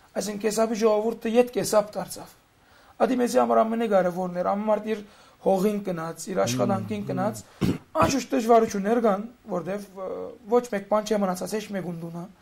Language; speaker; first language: Armenian; early bilingual, heritage; Armenian